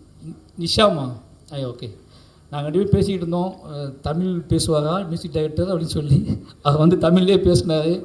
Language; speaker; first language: Tamil; native; Tamil